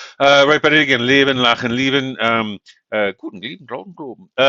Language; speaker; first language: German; non-native, fluent; English